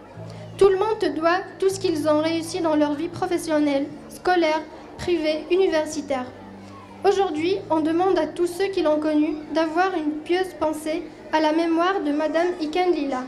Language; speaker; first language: French; non-native, local second language; Kabyle